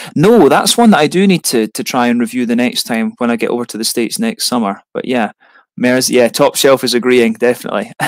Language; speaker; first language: English; native; English